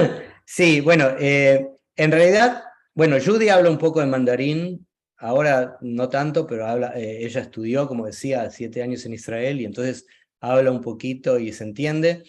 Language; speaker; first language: Spanish; native; Spanish